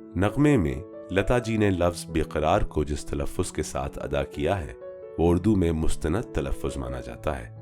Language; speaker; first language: Urdu; native; Urdu